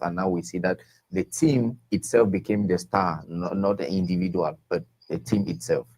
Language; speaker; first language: English; non-native, local second language; French